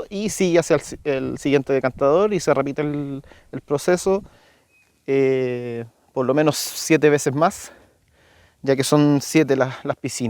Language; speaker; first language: Spanish; native; Spanish